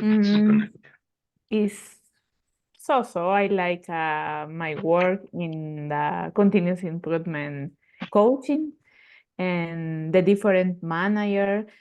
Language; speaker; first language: English; non-native, learner; Spanish